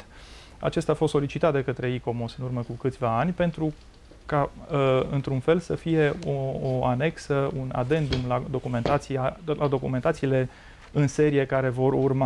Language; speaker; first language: Romanian; native; Romanian